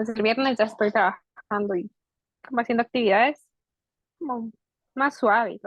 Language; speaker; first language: Spanish; native; Spanish